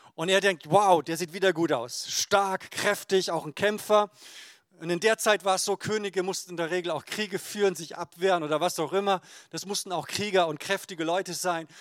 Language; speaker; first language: German; native; German